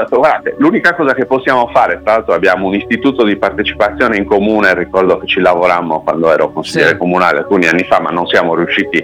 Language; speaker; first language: Italian; native; Italian